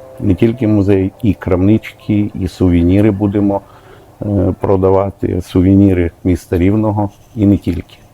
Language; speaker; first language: Ukrainian; native; Ukrainian